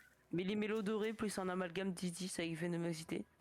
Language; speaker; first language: French; native; French